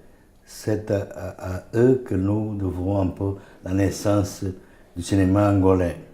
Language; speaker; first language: French; non-native, fluent; Portuguese